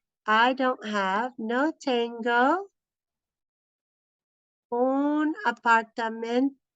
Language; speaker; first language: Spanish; non-native, fluent; English